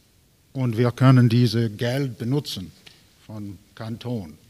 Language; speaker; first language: German; non-native, learner; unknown